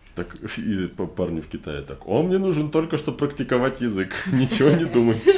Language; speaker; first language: Russian; native; Russian